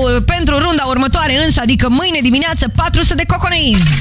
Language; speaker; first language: Romanian; native; Romanian